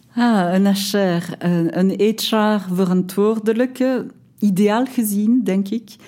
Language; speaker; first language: Dutch; non-native, local second language; French